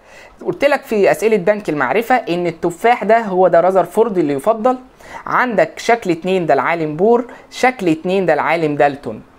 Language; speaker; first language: Arabic; native; Arabic